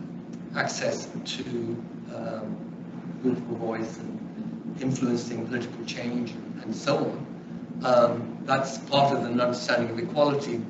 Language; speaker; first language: English; early bilingual, other home language; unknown